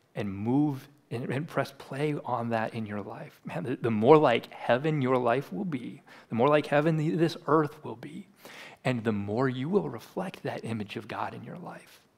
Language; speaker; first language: English; native; English